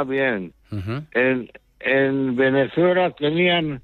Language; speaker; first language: Spanish; non-native, local second language; Basque